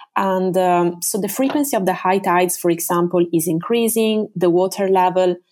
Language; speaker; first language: English; non-native, fluent; Italian